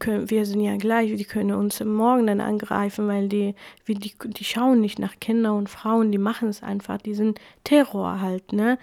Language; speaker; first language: German; non-native, fluent; Kurdish